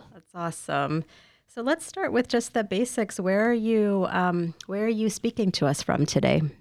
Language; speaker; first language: English; native; English